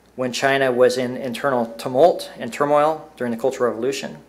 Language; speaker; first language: English; native; English